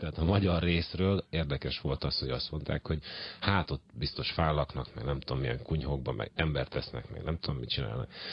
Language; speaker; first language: Hungarian; early bilingual, other home language; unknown